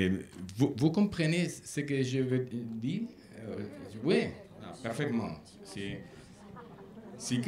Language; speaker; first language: French; non-native, learner; Spanish